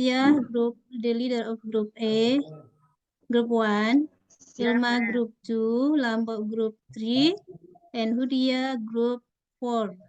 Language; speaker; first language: English; non-native, fluent; Indonesian